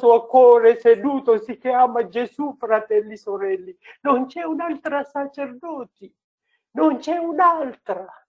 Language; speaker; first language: Italian; non-native, learner; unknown